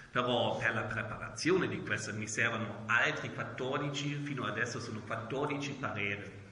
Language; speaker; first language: Italian; non-native, learner; German